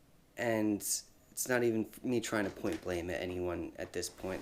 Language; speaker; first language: English; native; English